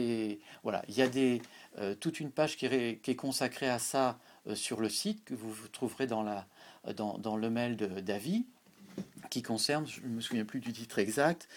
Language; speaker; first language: French; native; French